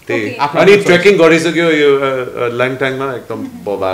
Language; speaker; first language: Nepali; non-native, learner; English